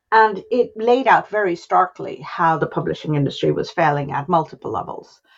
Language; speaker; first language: English; non-native, local second language; Hindi